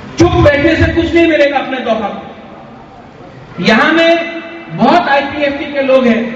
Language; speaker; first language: Hindi; non-native, local second language; Kok Borok